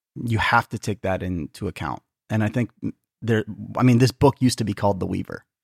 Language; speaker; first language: English; native; English